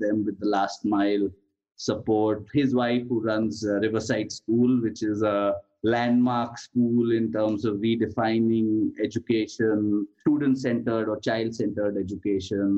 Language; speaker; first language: English; non-native, local second language; Gujarati